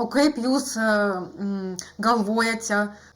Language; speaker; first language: Lithuanian; non-native, learner; Russian